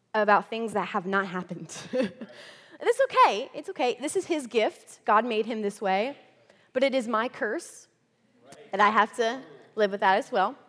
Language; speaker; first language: English; native; English